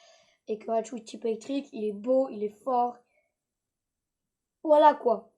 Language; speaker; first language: French; native; French